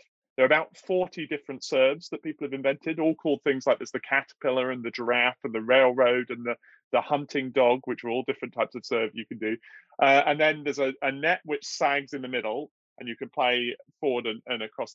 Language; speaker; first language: English; native; English